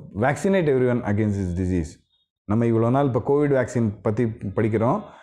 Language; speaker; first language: English; non-native, local second language; Tamil